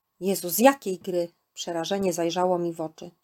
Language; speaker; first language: Polish; native; Polish